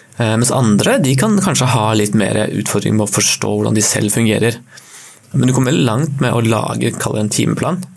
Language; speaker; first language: Norwegian; native; Norwegian